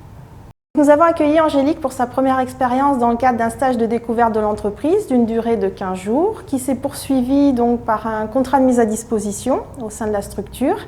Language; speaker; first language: French; native; French